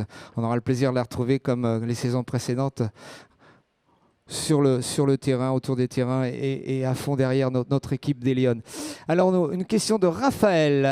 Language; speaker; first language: French; native; French